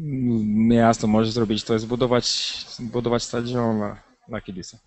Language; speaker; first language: Polish; non-native, learner; Portuguese